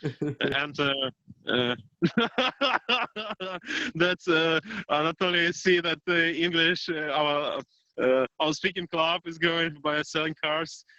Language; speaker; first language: English; non-native, learner; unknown